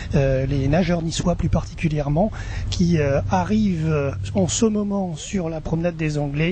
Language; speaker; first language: French; native; French